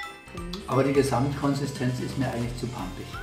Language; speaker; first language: German; native; German